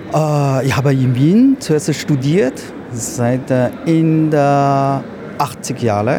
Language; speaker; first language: German; non-native, learner; Chinese